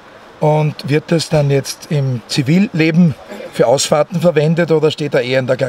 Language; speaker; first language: German; native; German